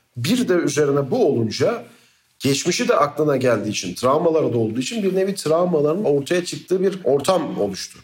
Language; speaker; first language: Turkish; native; Turkish